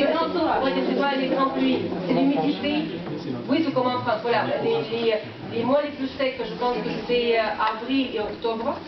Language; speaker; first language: French; non-native, fluent; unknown